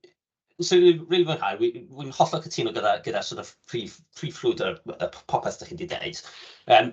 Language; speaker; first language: Welsh; native; Welsh